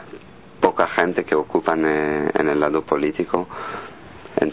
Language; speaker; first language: Spanish; non-native, fluent; French